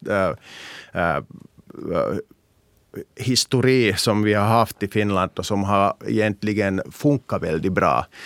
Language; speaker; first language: Swedish; non-native, local second language; Finnish